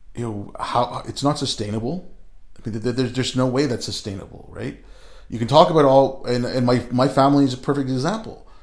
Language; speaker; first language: English; early bilingual, other home language; Urdu